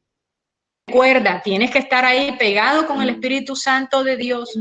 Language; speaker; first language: Spanish; native; Spanish